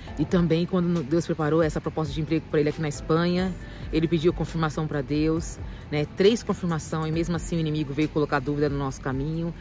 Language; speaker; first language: Portuguese; native; Portuguese